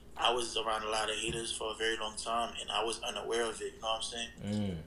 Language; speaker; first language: English; early bilingual, other home language; Haitian Creole